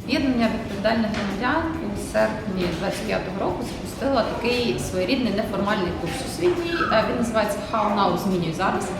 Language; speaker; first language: Ukrainian; native; Ukrainian